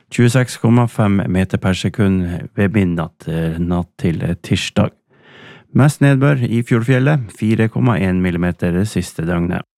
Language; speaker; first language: Norwegian; native; Norwegian